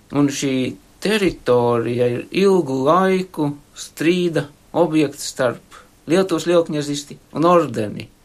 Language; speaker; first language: Latvian; native; Latvian